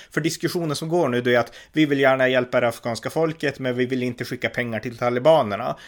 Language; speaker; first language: Swedish; native; Swedish